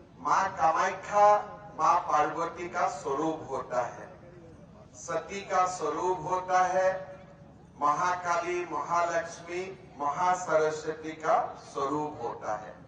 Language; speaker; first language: Hindi; non-native, local second language; Assamese